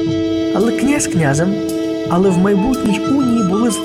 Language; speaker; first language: Ukrainian; native; Ukrainian